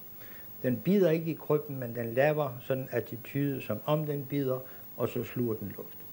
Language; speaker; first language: Danish; native; Danish